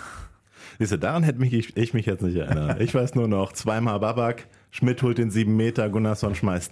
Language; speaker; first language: German; native; German